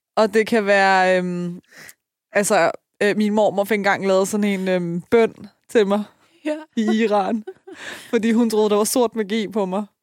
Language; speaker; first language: Danish; early bilingual, other home language; Persian